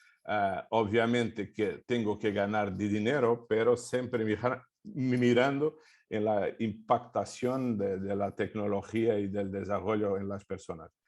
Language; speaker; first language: Spanish; non-native, fluent; Portuguese